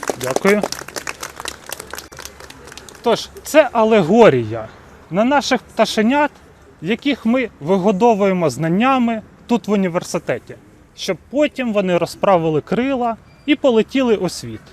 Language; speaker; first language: Ukrainian; native; Ukrainian